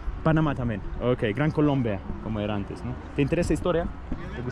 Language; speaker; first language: Spanish; non-native, fluent; Russian